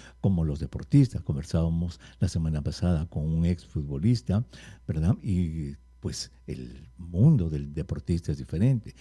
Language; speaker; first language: Spanish; native; Spanish